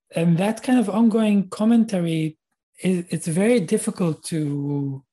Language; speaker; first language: English; non-native, fluent; Hebrew